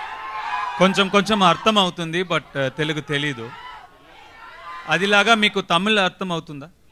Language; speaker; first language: Telugu; non-native, learner; Tamil